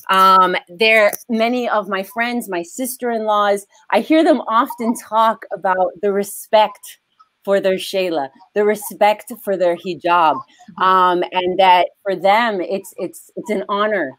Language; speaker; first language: English; native; English